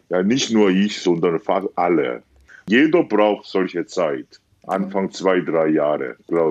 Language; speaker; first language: German; non-native, fluent; Korean